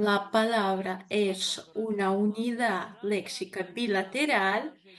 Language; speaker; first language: Spanish; non-native, fluent; Russian